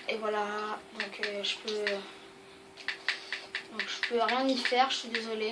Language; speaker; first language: French; native; French